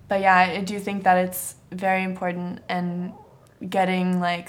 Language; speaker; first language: English; native; English